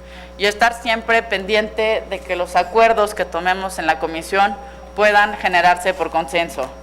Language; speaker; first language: Spanish; native; Spanish